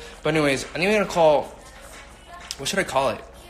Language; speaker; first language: English; early bilingual, other home language; Korean